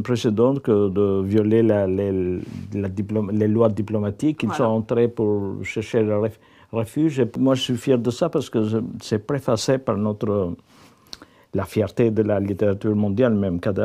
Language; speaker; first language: French; non-native, fluent; Albanian